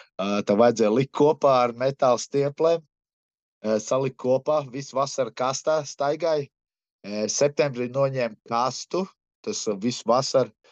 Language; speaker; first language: Latvian; early bilingual, heritage; Latvian